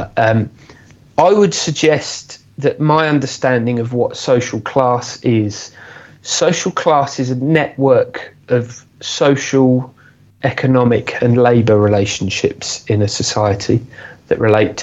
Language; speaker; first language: English; native; English